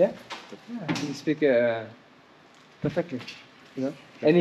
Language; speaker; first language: English; non-native, learner; French